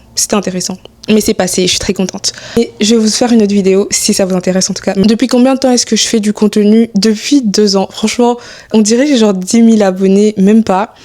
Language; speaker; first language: French; early bilingual, other home language; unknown